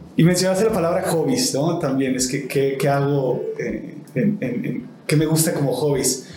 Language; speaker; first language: Spanish; native; Spanish